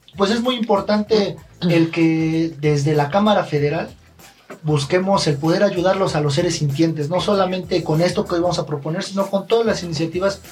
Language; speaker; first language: Spanish; native; Spanish